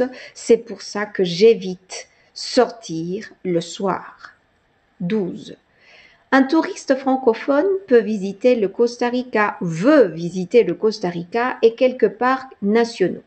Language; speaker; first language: French; non-native, fluent; Spanish